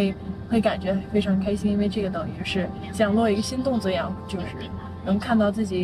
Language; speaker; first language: Chinese; early bilingual, heritage; English